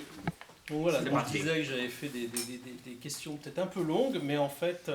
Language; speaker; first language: French; native; French